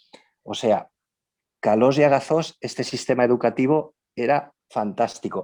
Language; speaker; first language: Spanish; native; Spanish